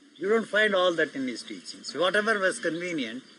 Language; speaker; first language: English; non-native, local second language; Telugu